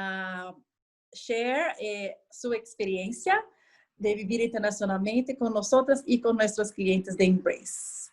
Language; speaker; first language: Spanish; non-native, learner; Portuguese